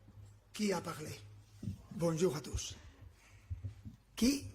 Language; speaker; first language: French; non-native, fluent; Spanish